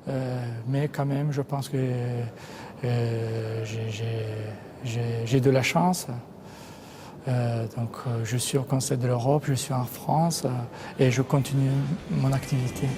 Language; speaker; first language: French; non-native, fluent; Azerbaijani